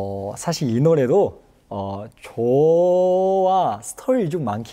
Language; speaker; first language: Korean; non-native, fluent; Chinese